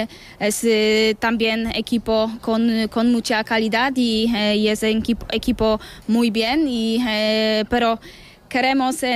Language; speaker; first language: Spanish; non-native, learner; Polish